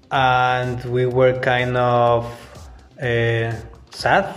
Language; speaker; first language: English; non-native, fluent; Spanish